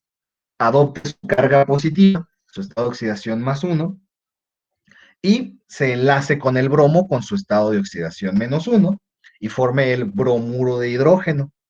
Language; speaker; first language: Spanish; native; Spanish